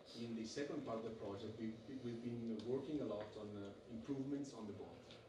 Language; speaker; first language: English; non-native, fluent; Italian